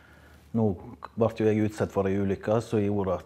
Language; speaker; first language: Norwegian; native; Norwegian